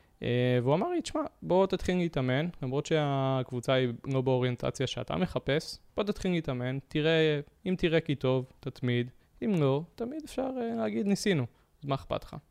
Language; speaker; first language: Hebrew; native; Hebrew